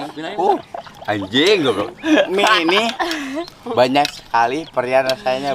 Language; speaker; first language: Indonesian; non-native, local second language; Sundanese